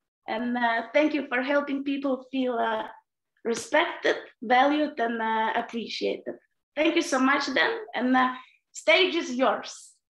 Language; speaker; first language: English; non-native, fluent; Latvian